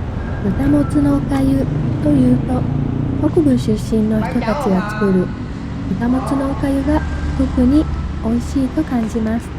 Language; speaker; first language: Japanese; non-native, fluent; Vietnamese